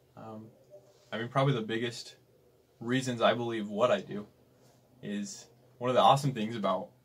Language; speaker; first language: English; native; English